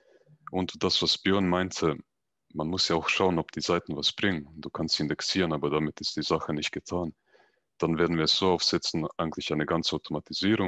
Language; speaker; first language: German; native; German